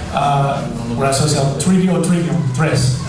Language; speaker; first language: Spanish; non-native, fluent; English